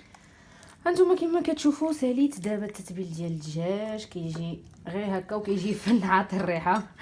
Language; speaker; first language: Arabic; native; Arabic